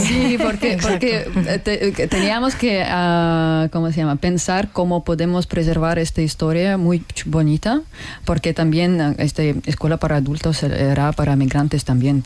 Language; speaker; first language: Spanish; non-native, fluent; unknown